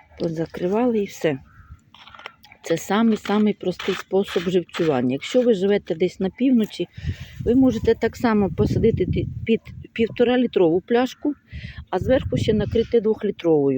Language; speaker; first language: Ukrainian; native; Ukrainian